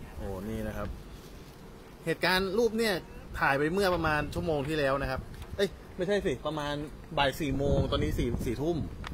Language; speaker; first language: Thai; native; Thai